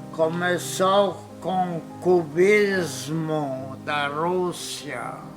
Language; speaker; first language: Portuguese; non-native, fluent; Polish